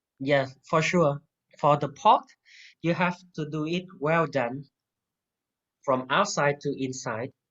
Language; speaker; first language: English; non-native, fluent; Vietnamese